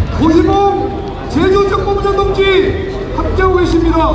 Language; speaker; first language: Korean; native; Korean